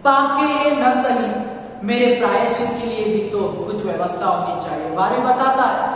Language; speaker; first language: Hindi; non-native, local second language; Kannada